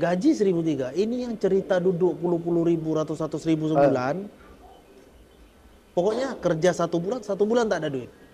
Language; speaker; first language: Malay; early bilingual, heritage; Indonesian